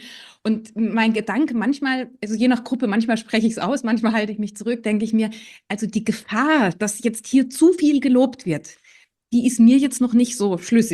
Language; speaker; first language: German; native; German